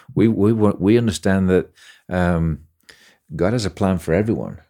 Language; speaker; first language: English; native; English